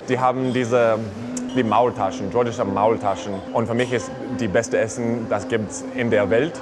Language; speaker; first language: German; non-native, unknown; English